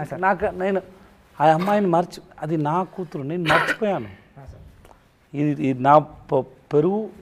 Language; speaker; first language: Telugu; non-native, learner; Tamil